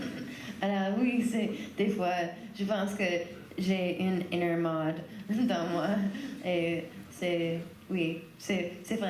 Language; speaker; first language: French; non-native, learner; English